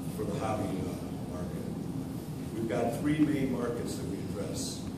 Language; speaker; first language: English; native; English